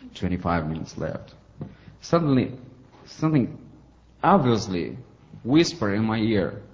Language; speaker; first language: English; non-native, fluent; Ukrainian